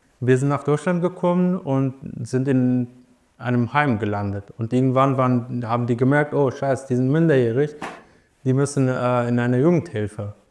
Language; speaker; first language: German; non-native, fluent; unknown